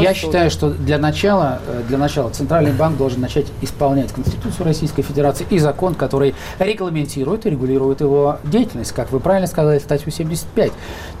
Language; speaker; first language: Russian; native; Russian